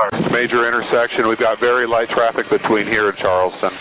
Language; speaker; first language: English; native; English